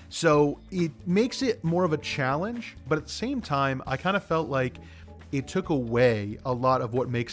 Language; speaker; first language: English; native; English